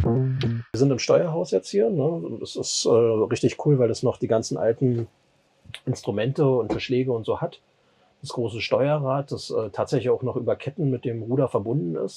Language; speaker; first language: German; native; German